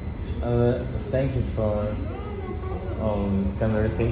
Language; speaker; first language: English; non-native, fluent; Russian